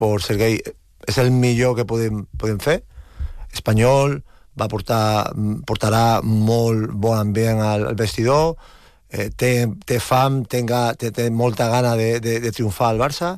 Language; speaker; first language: Catalan; non-native, local second language; Spanish